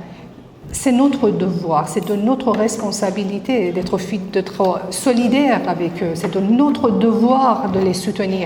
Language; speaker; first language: French; non-native, fluent; Persian